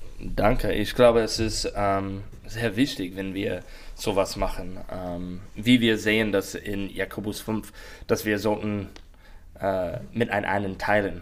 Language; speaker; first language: German; non-native, learner; English